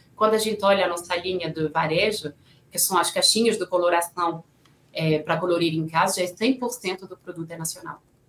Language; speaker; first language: Portuguese; non-native, fluent; French